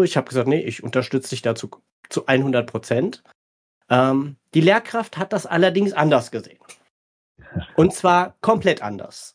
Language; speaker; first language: German; native; German